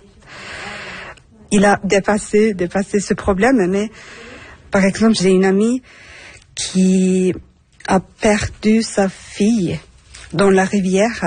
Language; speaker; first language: French; non-native, fluent; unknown